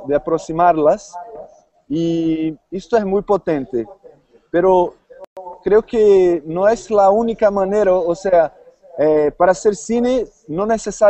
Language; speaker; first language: Spanish; non-native, fluent; Portuguese